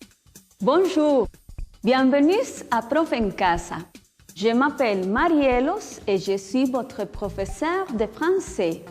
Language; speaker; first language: French; non-native, fluent; Spanish